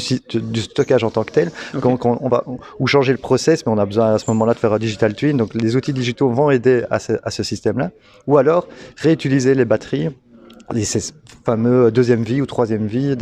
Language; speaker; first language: French; native; French